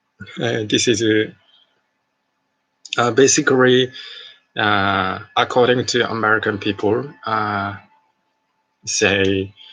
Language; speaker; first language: English; non-native, learner; Japanese